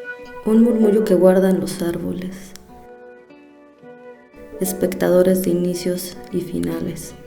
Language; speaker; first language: Spanish; native; Spanish